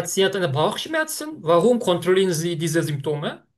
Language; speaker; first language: German; non-native, learner; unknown